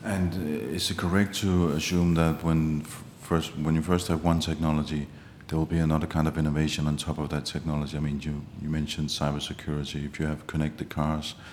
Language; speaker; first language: English; non-native, fluent; Danish